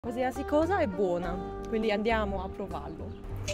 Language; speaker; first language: Italian; non-native, learner; Chinese